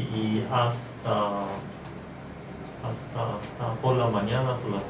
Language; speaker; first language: Spanish; non-native, learner; Polish